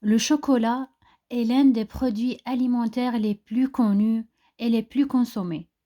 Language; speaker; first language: French; non-native, local second language; Arabic